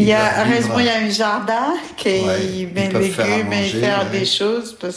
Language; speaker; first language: French; non-native, learner; Albanian